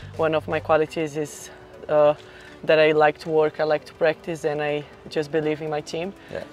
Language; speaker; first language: English; non-native, fluent; Portuguese